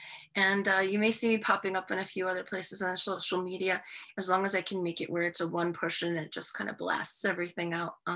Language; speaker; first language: English; native; English